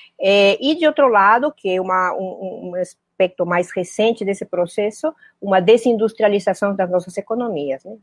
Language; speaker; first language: Portuguese; non-native, fluent; Spanish